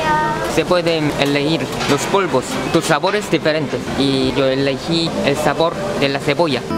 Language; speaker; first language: Spanish; non-native, fluent; Korean